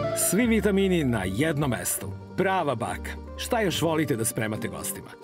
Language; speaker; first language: Serbian; native; Serbian